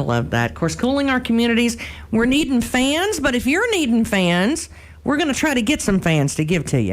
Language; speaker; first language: English; native; English